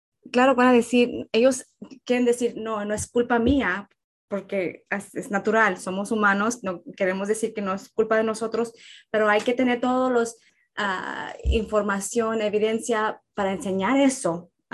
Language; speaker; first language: Spanish; early bilingual, heritage; Spanish